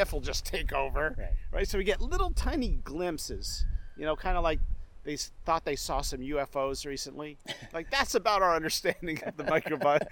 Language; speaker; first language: English; native; English